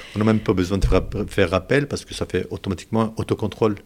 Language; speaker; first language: French; non-native, fluent; Turkish